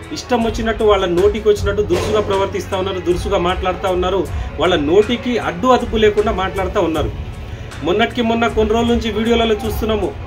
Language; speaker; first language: Telugu; non-native, local second language; Lambadi